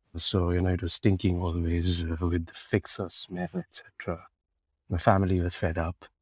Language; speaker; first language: English; non-native, local second language; Marathi